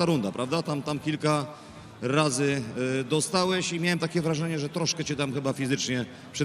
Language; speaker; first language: Polish; native; Polish